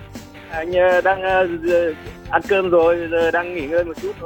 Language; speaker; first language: Vietnamese; native; Vietnamese